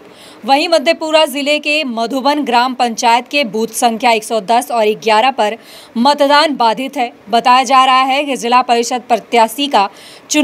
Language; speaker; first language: Hindi; native; Hindi